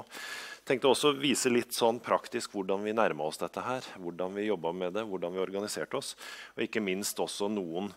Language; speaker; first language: Norwegian; native; Norwegian